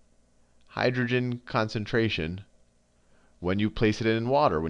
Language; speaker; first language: English; native; English